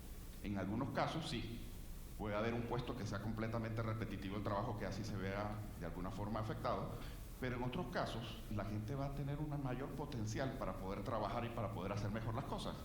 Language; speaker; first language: Spanish; native; Spanish